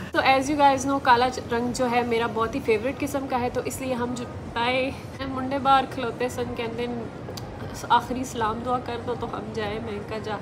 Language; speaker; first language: Urdu; native; Urdu